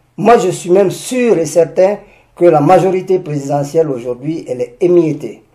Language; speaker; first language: French; non-native, local second language; Susu